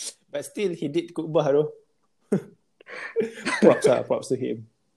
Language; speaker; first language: English; non-native, local second language; Malay